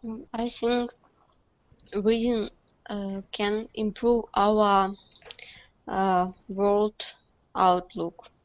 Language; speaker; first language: English; non-native, learner; Russian